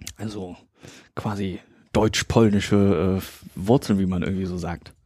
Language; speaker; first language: German; native; German